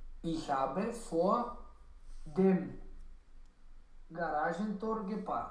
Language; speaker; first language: German; non-native, learner; Romanian